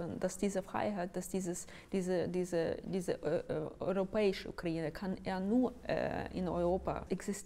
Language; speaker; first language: German; non-native, fluent; Ukrainian